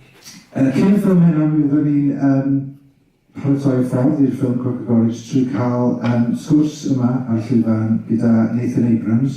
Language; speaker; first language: Welsh; native; Welsh